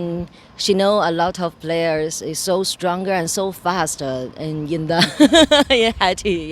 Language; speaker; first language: English; non-native, learner; Chinese